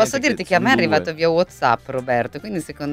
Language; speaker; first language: Italian; native; Italian